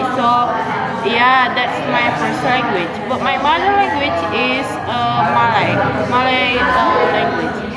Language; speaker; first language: English; non-native, learner; Indonesian